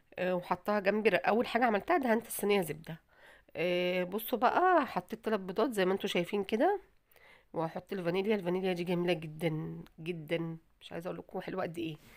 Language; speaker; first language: Arabic; native; Arabic